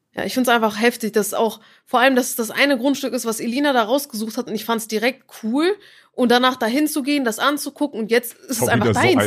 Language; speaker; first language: German; native; German